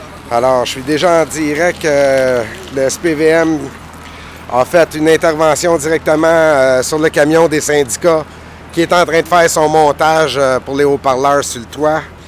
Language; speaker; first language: French; native; French